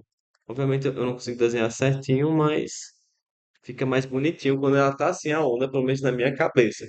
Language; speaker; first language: Portuguese; native; Portuguese